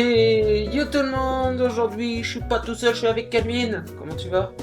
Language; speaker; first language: French; native; French